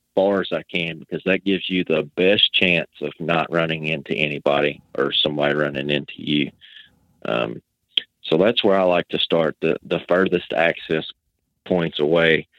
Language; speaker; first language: English; native; English